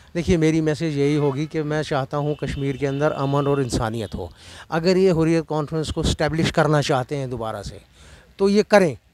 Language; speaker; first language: Hindi; non-native, local second language; Kashmiri